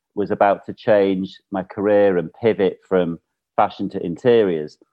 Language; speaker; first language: English; native; English